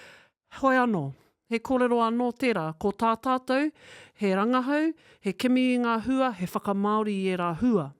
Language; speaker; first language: Māori; non-native, local second language; English